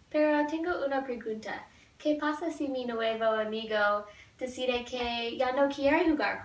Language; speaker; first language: Spanish; non-native, learner; English